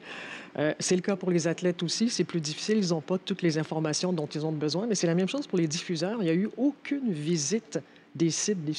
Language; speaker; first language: French; native; French